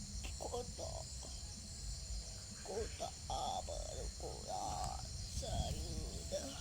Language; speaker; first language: Indonesian; non-native, local second language; Javanese